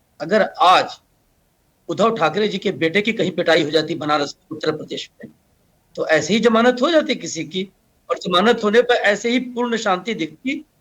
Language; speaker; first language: Hindi; native; Hindi